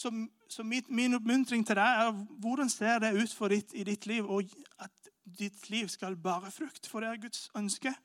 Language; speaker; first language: Norwegian; non-native, fluent; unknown